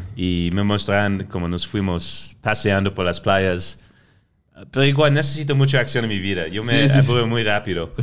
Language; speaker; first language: Spanish; non-native, fluent; French